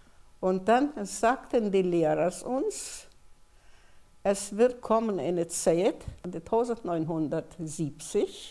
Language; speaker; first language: German; early bilingual, heritage; German